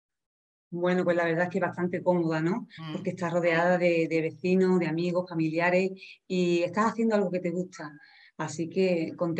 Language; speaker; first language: Spanish; native; Spanish